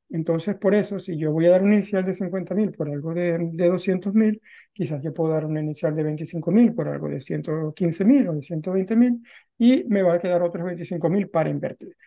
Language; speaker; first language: Spanish; native; Spanish